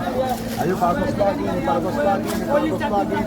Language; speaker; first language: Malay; non-native, learner; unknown